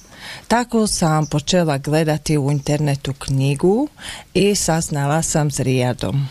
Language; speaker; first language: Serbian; non-native, learner; Slovak